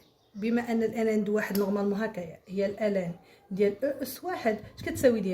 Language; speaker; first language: Arabic; native; Arabic